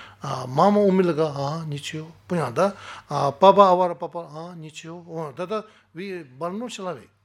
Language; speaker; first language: Russian; non-native, learner; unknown